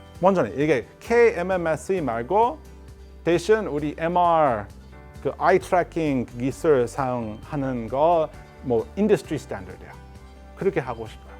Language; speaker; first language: Korean; non-native, learner; English